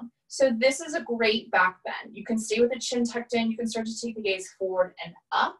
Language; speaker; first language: English; native; English